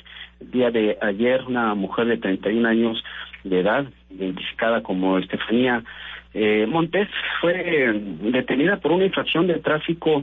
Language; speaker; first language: Spanish; native; Spanish